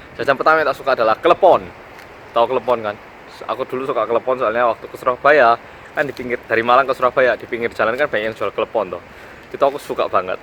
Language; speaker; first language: Indonesian; early bilingual, other home language; Korean